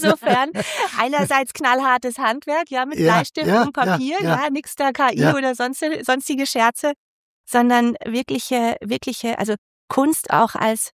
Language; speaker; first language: German; native; German